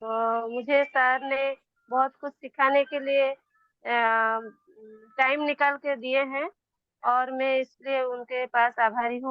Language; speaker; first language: Hindi; non-native, local second language; Odia